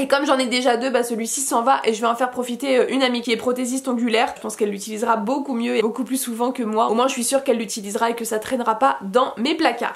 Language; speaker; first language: French; native; French